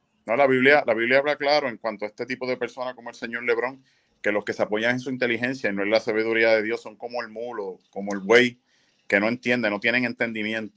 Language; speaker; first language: Spanish; native; Spanish